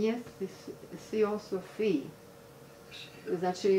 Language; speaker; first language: Polish; early bilingual, heritage; Polish